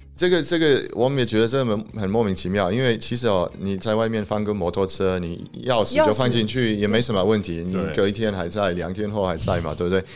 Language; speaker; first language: Chinese; non-native, fluent; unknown